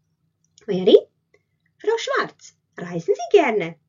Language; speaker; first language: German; non-native, fluent; Latvian